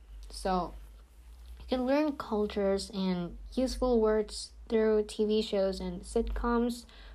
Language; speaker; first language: English; non-native, fluent; Korean